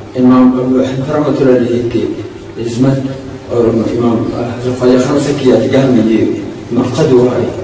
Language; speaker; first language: Urdu; non-native, local second language; Pashto